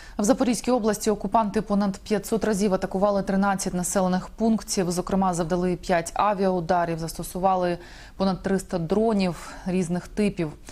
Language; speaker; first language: Ukrainian; native; Ukrainian